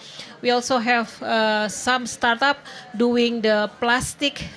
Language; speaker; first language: English; non-native, fluent; Indonesian